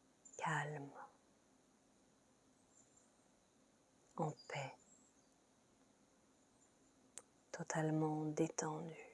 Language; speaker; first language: French; native; French